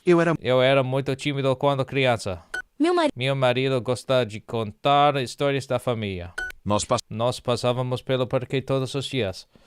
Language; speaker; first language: Portuguese; non-native, learner; English